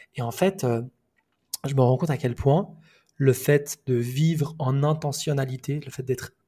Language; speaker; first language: French; native; French